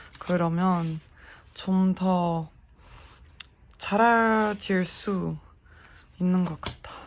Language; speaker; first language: Korean; non-native, learner; Dutch